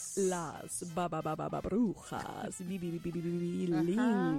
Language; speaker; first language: Spanish; non-native, learner; English